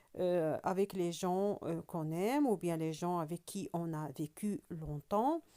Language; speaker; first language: French; non-native, local second language; Arabic